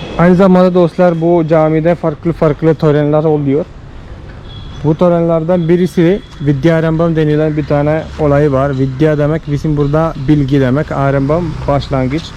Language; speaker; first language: Turkish; non-native, fluent; Malayalam